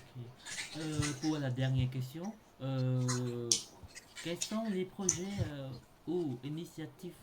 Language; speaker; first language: French; non-native, learner; Khmer